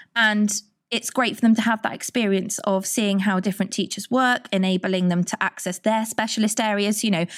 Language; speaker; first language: English; native; English